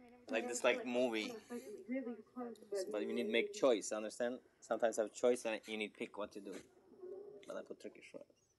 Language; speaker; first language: English; non-native, learner; Bosnian